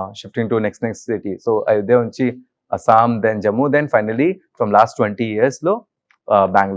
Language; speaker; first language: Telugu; non-native, learner; Hindi